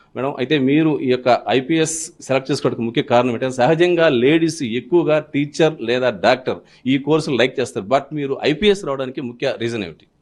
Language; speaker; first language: Telugu; native; Telugu